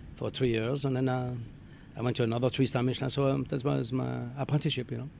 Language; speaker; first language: English; non-native, fluent; French